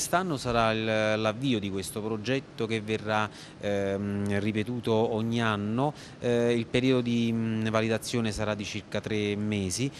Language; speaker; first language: Italian; native; Italian